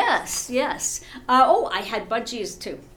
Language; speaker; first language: English; native; English